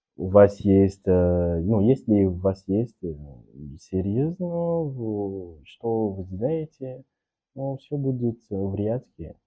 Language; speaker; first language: Russian; non-native, learner; French